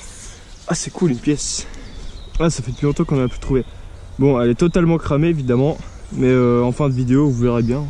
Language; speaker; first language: French; native; French